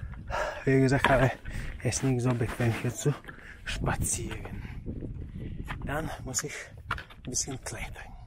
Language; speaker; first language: German; non-native, fluent; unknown